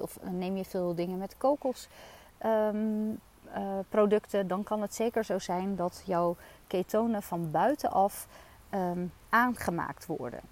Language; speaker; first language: Dutch; native; Dutch